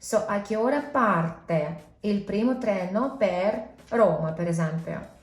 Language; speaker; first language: Italian; non-native, fluent; English